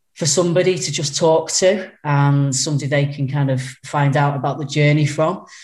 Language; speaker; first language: English; native; English